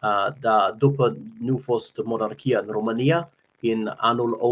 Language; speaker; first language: Romanian; non-native, learner; English